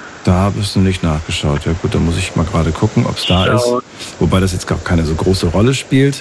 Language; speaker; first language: German; native; German